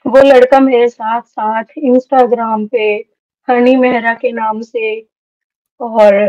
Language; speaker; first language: Hindi; native; Hindi